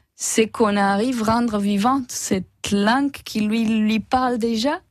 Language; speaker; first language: French; non-native, fluent; Romanian